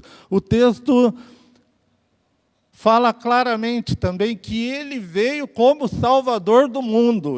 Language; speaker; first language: Portuguese; native; Portuguese